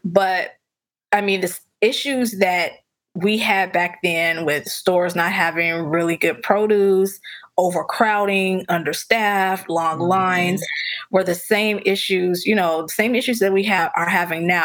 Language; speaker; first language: English; native; English